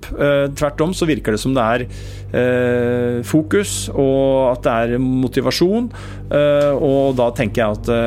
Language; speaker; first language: Norwegian; native; Norwegian